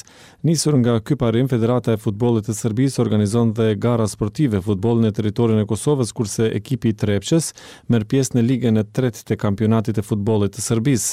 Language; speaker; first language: Albanian; native; Albanian